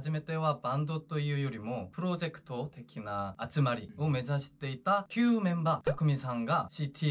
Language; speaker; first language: Japanese; non-native, fluent; Korean